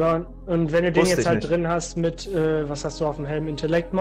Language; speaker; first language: German; native; German